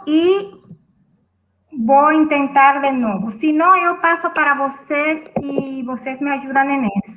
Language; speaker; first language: Portuguese; non-native, fluent; Spanish